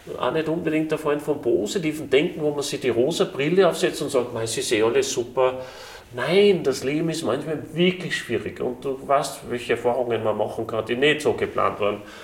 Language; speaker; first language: German; native; German